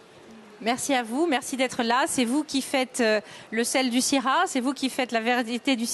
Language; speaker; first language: French; native; French